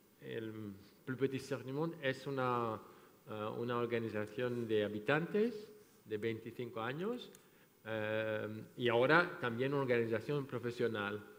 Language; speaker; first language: Spanish; non-native, fluent; French